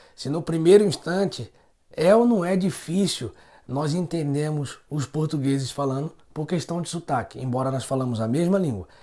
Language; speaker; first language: Portuguese; native; Portuguese